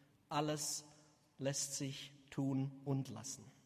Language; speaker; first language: German; native; German